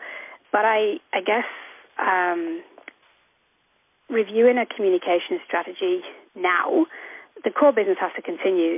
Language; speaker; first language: English; native; English